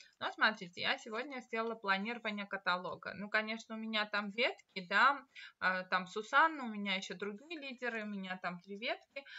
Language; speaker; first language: Russian; non-native, local second language; Armenian